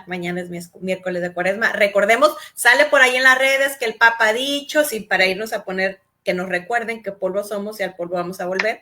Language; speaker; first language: Spanish; native; Spanish